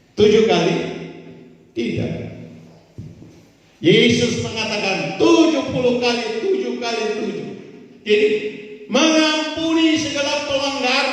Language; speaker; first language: Indonesian; native; Indonesian